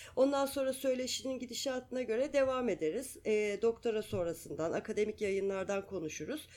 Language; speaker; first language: Turkish; native; Turkish